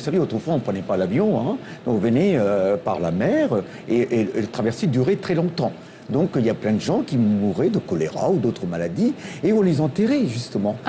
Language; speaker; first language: French; non-native, local second language; Tamil